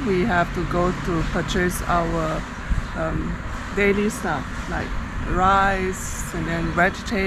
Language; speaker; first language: English; non-native, learner; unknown